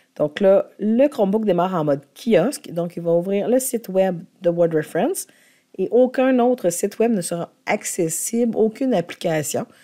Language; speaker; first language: French; native; French